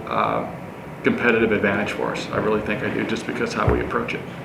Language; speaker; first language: English; native; English